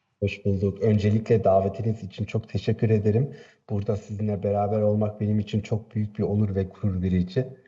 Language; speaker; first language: Turkish; native; Turkish